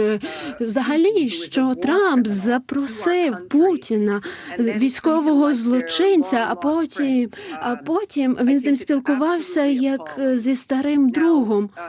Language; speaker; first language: Ukrainian; non-native, fluent; English